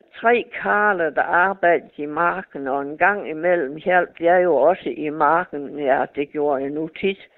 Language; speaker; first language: Danish; native; Danish